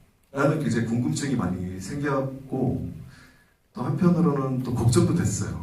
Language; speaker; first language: Korean; native; Korean